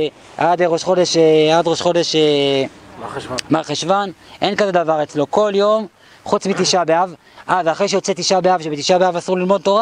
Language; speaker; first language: Hebrew; native; Hebrew